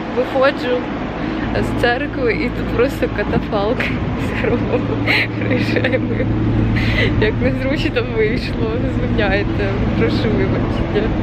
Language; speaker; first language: Ukrainian; non-native, local second language; Russian